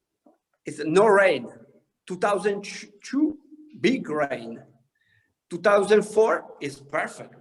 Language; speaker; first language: English; non-native, learner; Italian